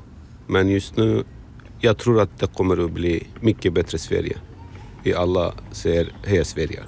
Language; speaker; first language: Swedish; non-native, fluent; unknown